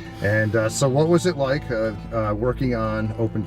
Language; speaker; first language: English; native; English